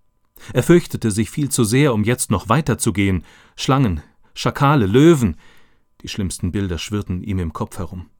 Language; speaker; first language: German; native; German